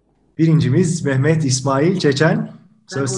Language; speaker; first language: Turkish; native; Turkish